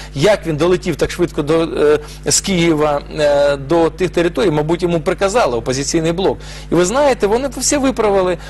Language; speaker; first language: Ukrainian; non-native, local second language; Russian